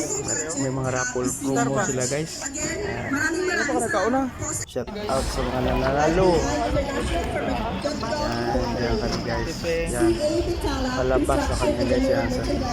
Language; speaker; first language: Filipino; non-native, local second language; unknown